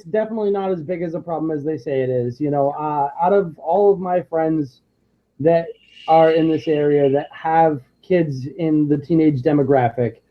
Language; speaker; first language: English; native; English